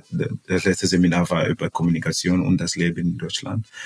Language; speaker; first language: German; non-native, fluent; Portuguese